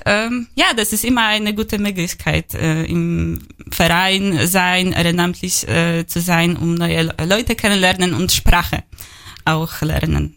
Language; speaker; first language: German; non-native, learner; Polish